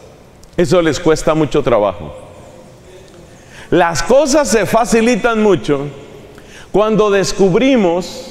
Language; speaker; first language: Spanish; native; Spanish